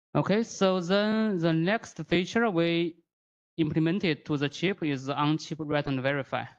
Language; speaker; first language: English; non-native, fluent; Chinese